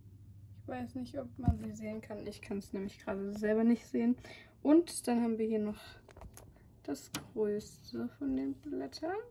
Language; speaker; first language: German; native; German